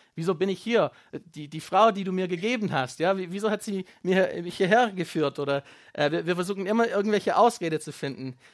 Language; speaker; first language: German; non-native, fluent; Afrikaans